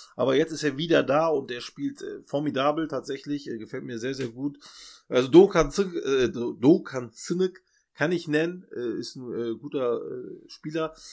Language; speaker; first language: German; early bilingual, other home language; Turkish